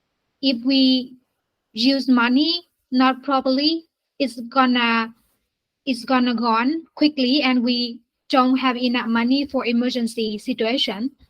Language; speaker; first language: English; non-native, learner; Vietnamese